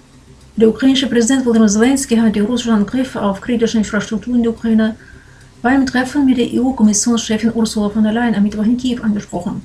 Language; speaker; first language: German; non-native, fluent; Ukrainian